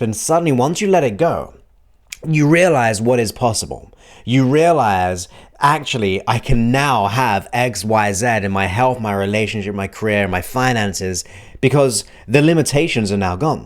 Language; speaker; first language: English; native; English